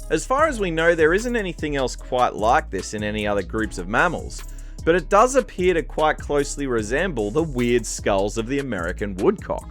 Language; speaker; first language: English; native; English